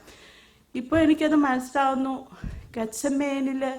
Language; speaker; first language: Malayalam; native; Malayalam